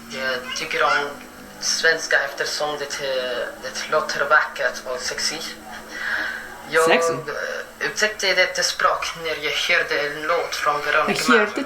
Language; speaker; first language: Swedish; non-native, learner; Filipino